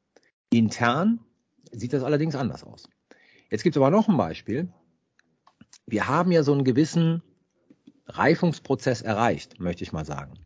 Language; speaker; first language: German; native; German